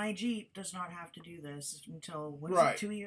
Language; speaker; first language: English; native; English